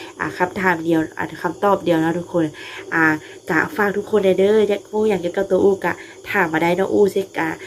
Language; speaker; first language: Thai; non-native, local second language; Northeastern Thai